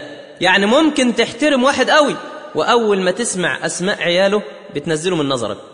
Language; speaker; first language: Arabic; native; Arabic